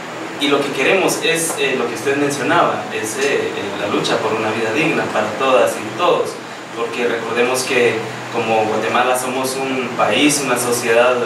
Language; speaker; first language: Spanish; native; Spanish